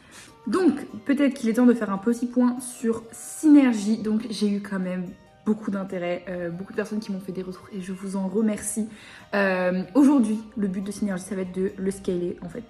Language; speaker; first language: French; native; French